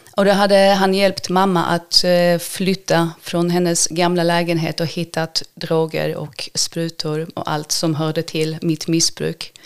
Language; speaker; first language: Swedish; early bilingual, other home language; Polish